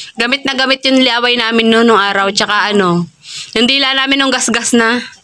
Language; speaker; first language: Filipino; native; Filipino